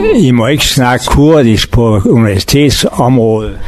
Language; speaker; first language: Danish; native; Danish